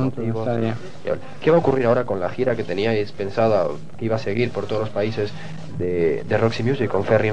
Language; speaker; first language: Spanish; native; Spanish